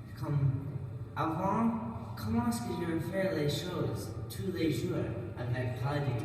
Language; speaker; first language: French; non-native, learner; English